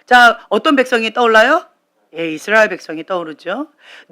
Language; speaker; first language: Korean; native; Korean